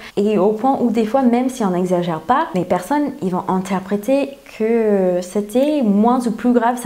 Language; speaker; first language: French; non-native, fluent; English